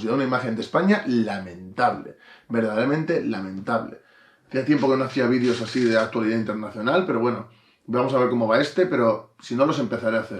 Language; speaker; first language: Spanish; native; Spanish